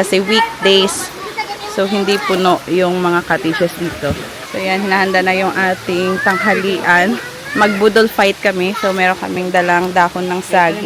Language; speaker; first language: Filipino; non-native, local second language; Hiligaynon